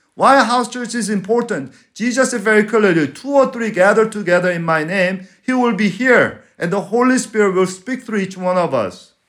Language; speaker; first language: English; non-native, fluent; Spanish